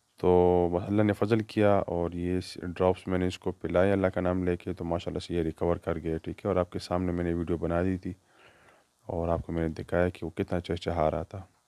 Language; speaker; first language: Urdu; non-native, local second language; Pashto